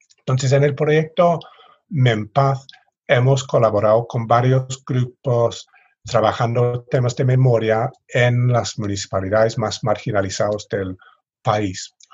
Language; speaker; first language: Spanish; non-native, fluent; English